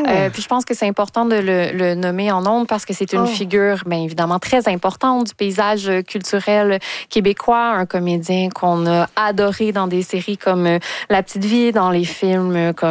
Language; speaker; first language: French; native; French